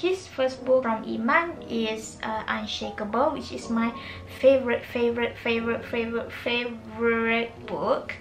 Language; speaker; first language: English; non-native, local second language; Malay